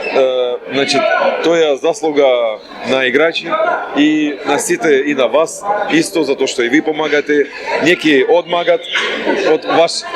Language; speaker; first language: Macedonian; non-native, fluent; Russian